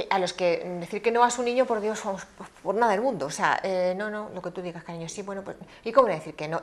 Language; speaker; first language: Spanish; native; Spanish